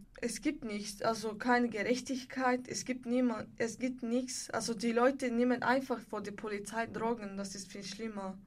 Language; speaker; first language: German; non-native, learner; Bulgarian